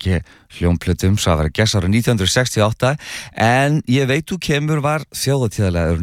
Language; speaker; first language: Icelandic; native; Icelandic